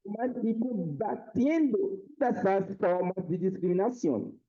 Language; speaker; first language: Portuguese; non-native, fluent; Haitian Creole